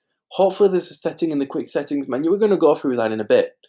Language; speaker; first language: English; native; English